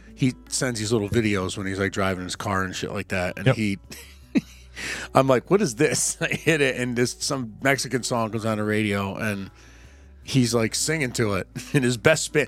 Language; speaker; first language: English; native; English